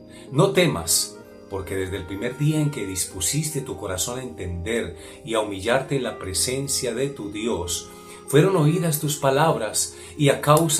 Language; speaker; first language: Spanish; native; Spanish